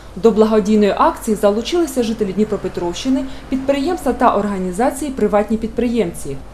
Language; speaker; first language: Ukrainian; native; Ukrainian